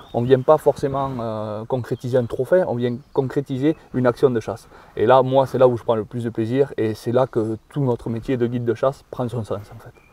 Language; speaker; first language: French; native; French